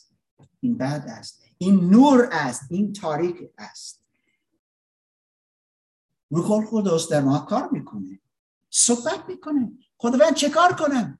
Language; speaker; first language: Persian; non-native, learner; English